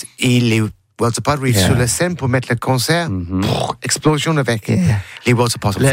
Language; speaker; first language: French; non-native, learner; English